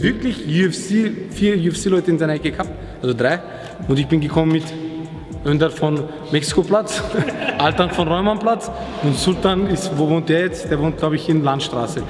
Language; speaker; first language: German; native; German